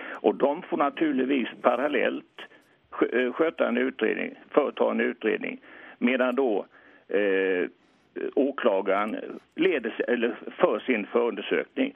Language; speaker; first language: Swedish; native; Swedish